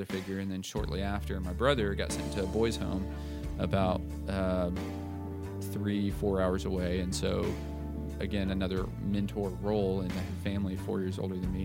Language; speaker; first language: English; native; English